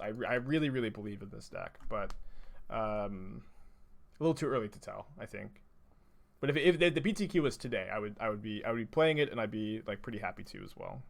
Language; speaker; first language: English; native; English